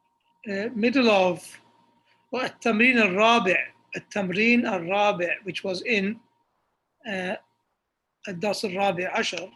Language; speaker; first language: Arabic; non-native, fluent; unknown